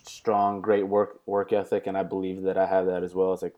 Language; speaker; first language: English; native; English